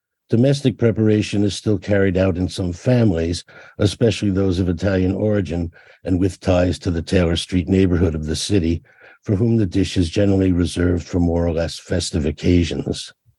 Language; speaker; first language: English; native; English